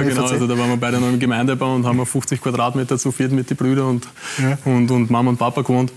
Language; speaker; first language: German; native; German